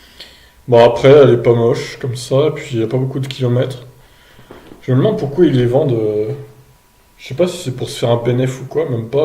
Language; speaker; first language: French; native; French